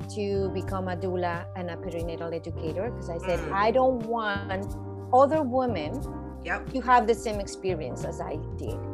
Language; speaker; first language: English; non-native, fluent; Spanish